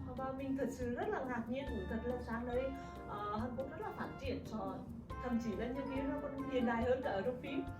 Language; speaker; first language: Vietnamese; native; Vietnamese